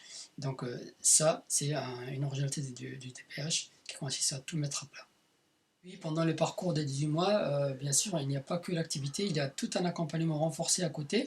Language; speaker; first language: French; native; French